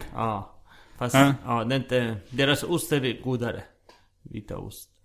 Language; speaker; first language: Swedish; early bilingual, other home language; Persian